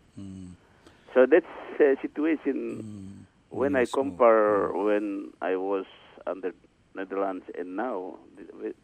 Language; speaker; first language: English; non-native, learner; Indonesian